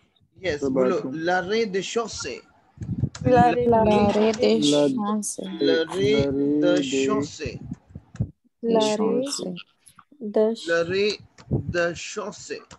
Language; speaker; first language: French; non-native, learner; Hindi